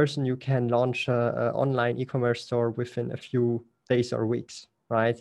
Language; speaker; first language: English; non-native, fluent; Swiss German